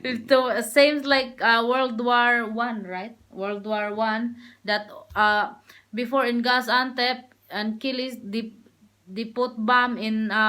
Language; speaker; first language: English; non-native, learner; Filipino